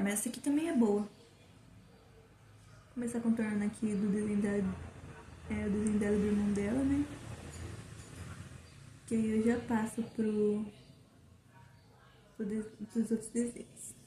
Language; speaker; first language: Portuguese; native; Portuguese